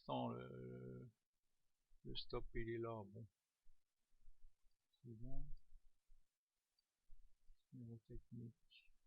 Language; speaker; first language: French; native; French